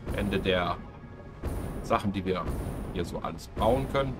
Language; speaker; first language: German; native; German